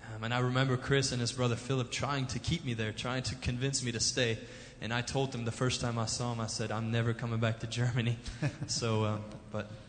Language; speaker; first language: English; early bilingual, other home language; German